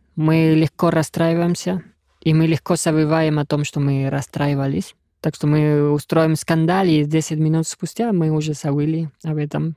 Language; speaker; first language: Russian; non-native, fluent; Spanish